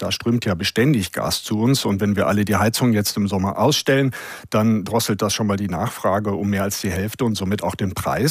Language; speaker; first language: German; native; German